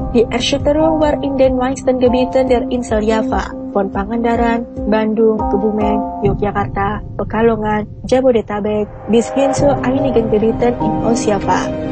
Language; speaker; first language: German; non-native, fluent; Indonesian